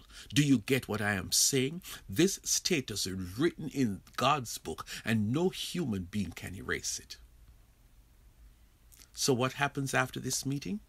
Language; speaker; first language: English; native; English